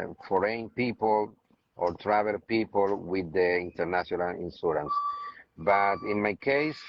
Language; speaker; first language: English; non-native, learner; Spanish